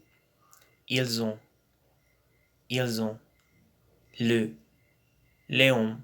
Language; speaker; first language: French; non-native, learner; Spanish